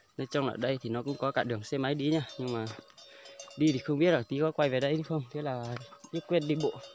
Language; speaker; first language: Vietnamese; non-native, local second language; Hmong